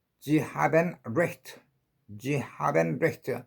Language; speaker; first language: German; non-native, learner; Korean